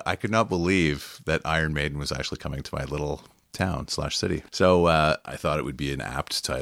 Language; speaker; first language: English; native; English